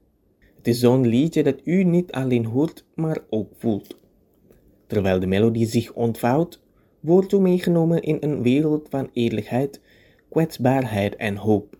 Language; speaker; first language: Dutch; non-native, fluent; Indonesian